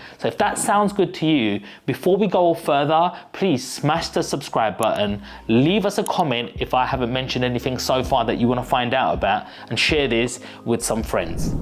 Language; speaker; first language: English; native; English